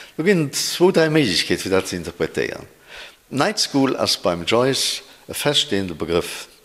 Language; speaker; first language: Luxembourgish; native; Luxembourgish